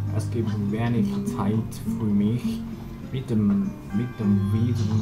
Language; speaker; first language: German; non-native, learner; Chinese